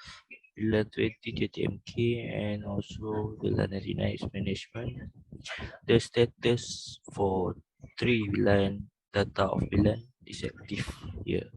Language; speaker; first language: English; non-native, local second language; Malay